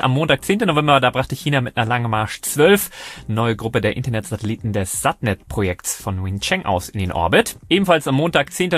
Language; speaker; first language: German; native; German